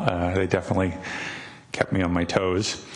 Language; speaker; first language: English; native; English